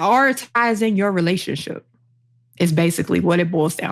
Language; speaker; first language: English; native; English